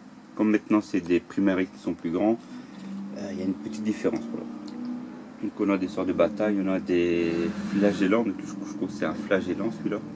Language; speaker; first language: French; native; French